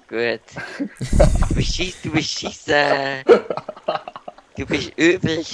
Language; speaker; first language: German; native; German